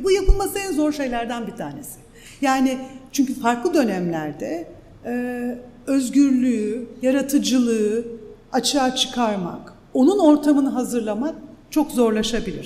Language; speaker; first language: Turkish; native; Turkish